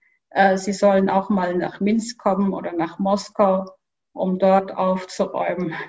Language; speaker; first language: German; non-native, fluent; Kyrgyz